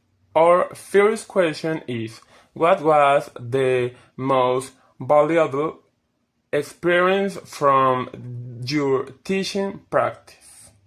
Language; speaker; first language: English; non-native, fluent; Spanish